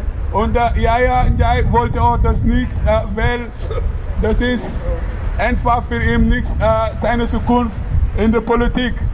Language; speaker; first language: German; non-native, learner; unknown